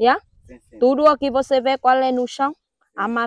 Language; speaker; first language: Portuguese; non-native, learner; Vietnamese